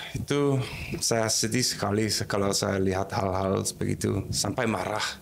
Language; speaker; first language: Indonesian; non-native, fluent; German